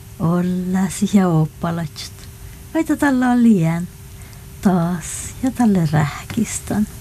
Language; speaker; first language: Finnish; non-native, local second language; Northern Sami